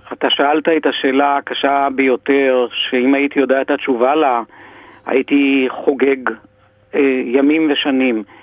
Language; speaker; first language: Hebrew; native; Hebrew